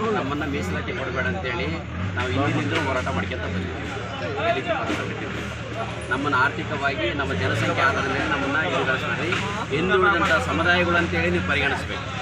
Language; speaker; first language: Kannada; native; Kannada